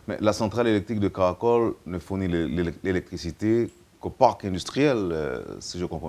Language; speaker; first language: French; native; French